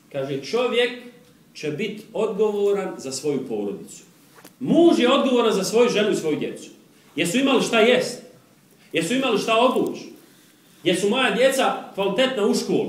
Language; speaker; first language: Serbian; native; Serbian